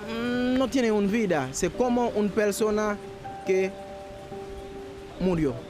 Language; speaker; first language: Spanish; non-native, learner; Haitian Creole